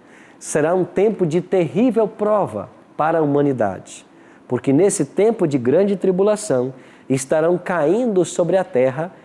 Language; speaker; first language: Portuguese; native; Portuguese